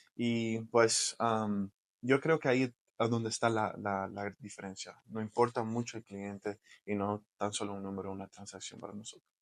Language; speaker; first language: Spanish; early bilingual, heritage; Spanish